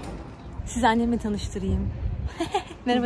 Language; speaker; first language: Turkish; native; Turkish